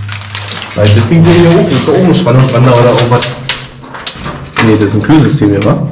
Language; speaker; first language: German; native; German